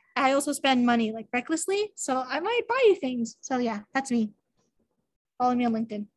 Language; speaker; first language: English; native; English